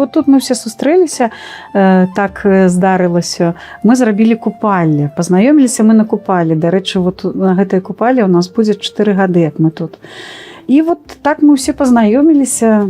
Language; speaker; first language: Belarusian; native; Belarusian